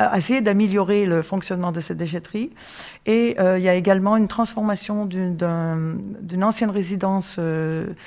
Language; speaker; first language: French; native; French